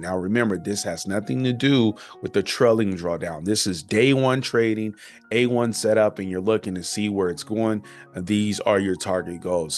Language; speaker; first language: English; native; English